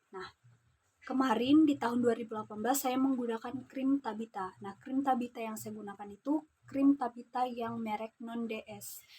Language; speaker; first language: Indonesian; native; Indonesian